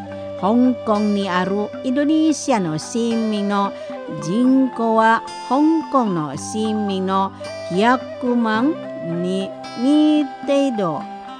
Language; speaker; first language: Japanese; non-native, fluent; Indonesian